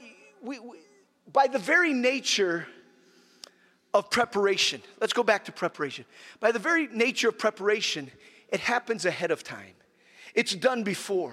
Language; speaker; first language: English; native; English